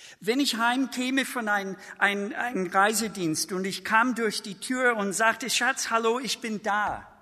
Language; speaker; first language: German; non-native, fluent; English